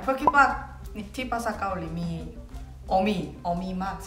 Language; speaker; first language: Thai; non-native, fluent; Korean